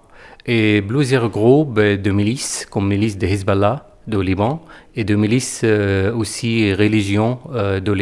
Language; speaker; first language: French; non-native, fluent; Arabic